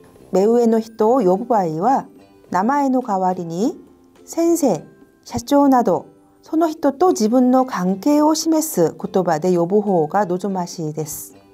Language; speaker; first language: Japanese; non-native, fluent; Korean